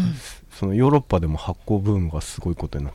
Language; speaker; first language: Japanese; native; Japanese